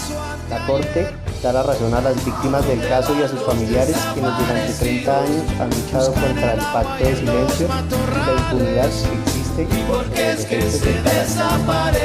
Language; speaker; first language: Spanish; native; Spanish